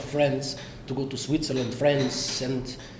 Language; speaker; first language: English; non-native, fluent; Portuguese